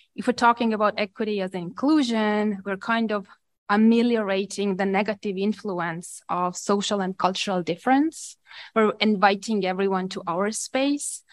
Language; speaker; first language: English; non-native, fluent; Estonian